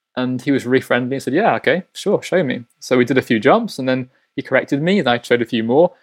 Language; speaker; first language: English; native; English